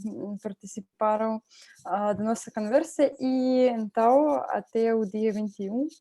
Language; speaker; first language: Portuguese; non-native, fluent; Russian